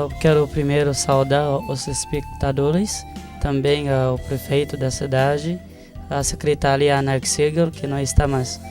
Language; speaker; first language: Portuguese; non-native, fluent; Haitian Creole